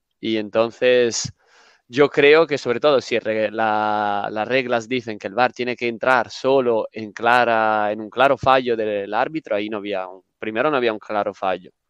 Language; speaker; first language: Spanish; non-native, fluent; Italian